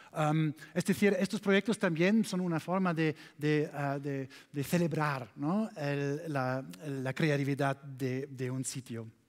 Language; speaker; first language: Spanish; non-native, learner; German